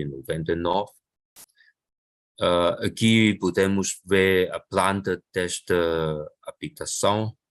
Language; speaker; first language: Portuguese; non-native, local second language; Chinese